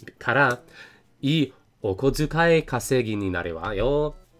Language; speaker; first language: Japanese; non-native, learner; English